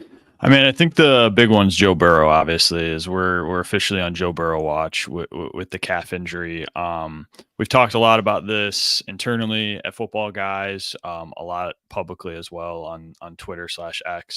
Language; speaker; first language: English; native; English